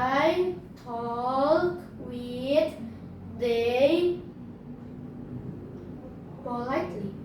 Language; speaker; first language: English; non-native, learner; Indonesian